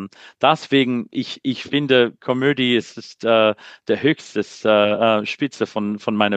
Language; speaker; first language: German; non-native, learner; English